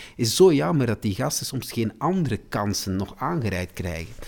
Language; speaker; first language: Dutch; native; Dutch